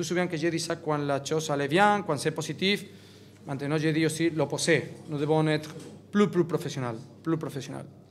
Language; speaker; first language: French; non-native, learner; Catalan